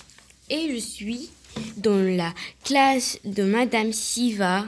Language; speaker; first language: French; early bilingual, other home language; Romanian